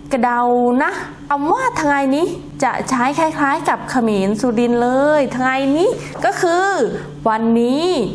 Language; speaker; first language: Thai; non-native, local second language; Northern Khmer